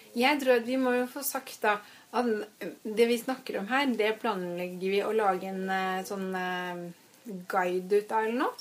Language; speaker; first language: Norwegian; native; Norwegian